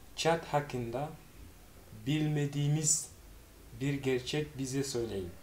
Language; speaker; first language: Turkish; non-native, fluent; Swahili